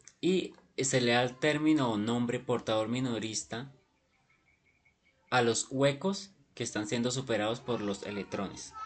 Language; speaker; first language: Spanish; native; Spanish